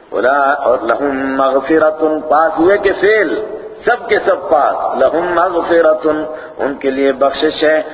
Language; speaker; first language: Urdu; non-native, local second language; Punjabi